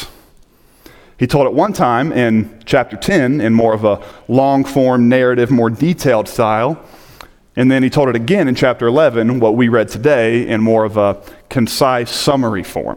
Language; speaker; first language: English; native; English